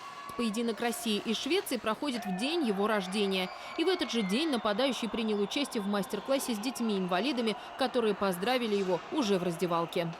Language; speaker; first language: Russian; native; Russian